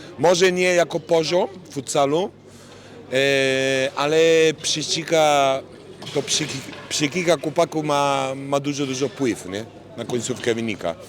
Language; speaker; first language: Polish; non-native, fluent; Italian